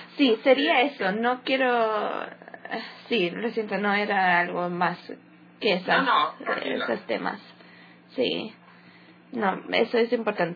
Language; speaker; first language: Spanish; early bilingual, heritage; English